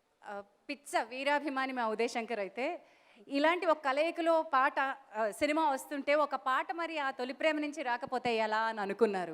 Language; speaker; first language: Telugu; native; Telugu